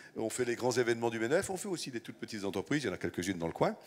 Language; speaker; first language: French; native; French